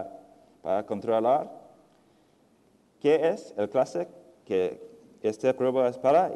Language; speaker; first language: Spanish; non-native, fluent; English